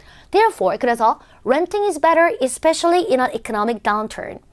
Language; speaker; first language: English; non-native, fluent; Korean